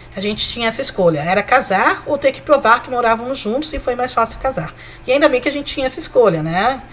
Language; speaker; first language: Portuguese; early bilingual, other home language; Spanish